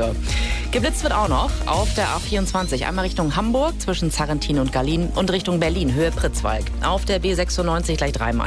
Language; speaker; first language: German; native; German